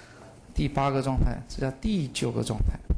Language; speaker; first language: Chinese; native; Chinese